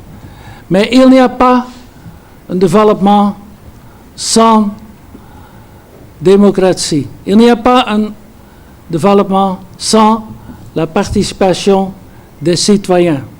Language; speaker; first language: French; non-native, fluent; Dutch